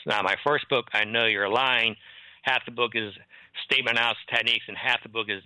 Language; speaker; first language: English; native; English